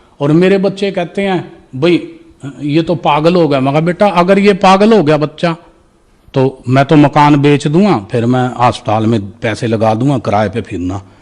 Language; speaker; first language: Hindi; native; Hindi